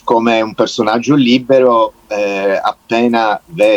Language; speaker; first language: Italian; non-native, fluent; Turkish